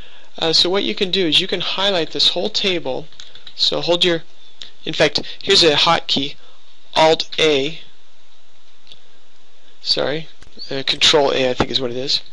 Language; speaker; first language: English; native; English